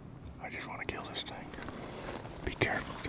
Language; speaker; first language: English; native; English